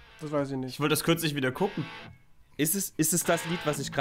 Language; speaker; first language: German; native; German